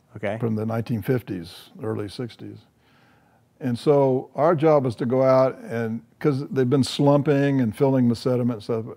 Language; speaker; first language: English; native; English